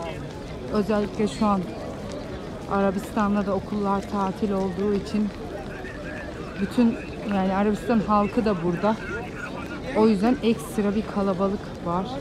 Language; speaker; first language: Turkish; native; Turkish